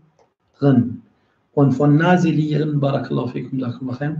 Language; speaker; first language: German; non-native, fluent; Arabic